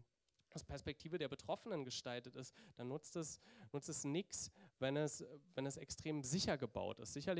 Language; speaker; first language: German; native; German